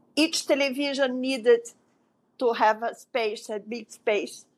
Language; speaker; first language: English; non-native, fluent; French